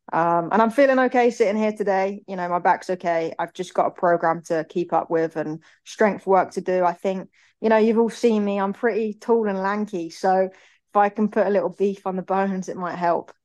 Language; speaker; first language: English; native; English